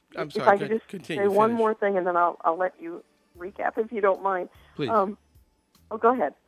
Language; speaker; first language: English; native; English